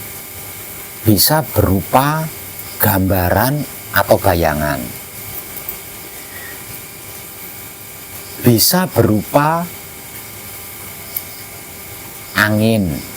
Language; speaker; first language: Indonesian; non-native, local second language; Javanese